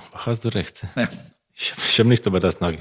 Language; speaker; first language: German; non-native, learner; Croatian